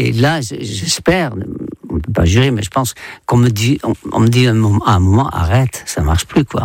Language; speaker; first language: French; non-native, fluent; Dutch